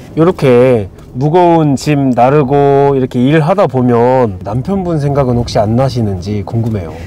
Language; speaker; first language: Korean; native; Korean